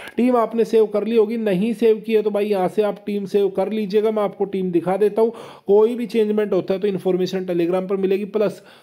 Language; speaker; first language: Hindi; native; Hindi